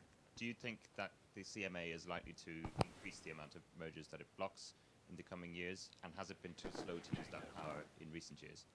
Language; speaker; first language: English; native; English